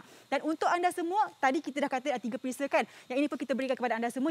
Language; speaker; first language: Malay; native; Malay